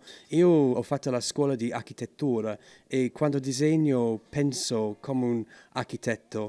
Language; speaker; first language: Italian; non-native, fluent; English